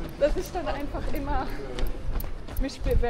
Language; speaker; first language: German; non-native, fluent; French